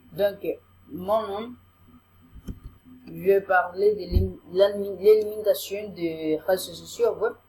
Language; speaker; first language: French; non-native, learner; Spanish